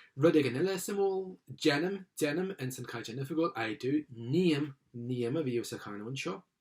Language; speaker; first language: Irish; non-native, local second language; English